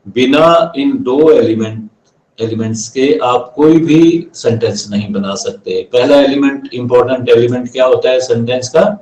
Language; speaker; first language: Hindi; native; Hindi